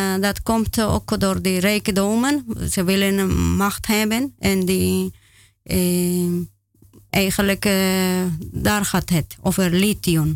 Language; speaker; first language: Dutch; non-native, learner; Spanish